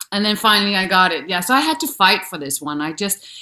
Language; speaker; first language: English; non-native, fluent; Danish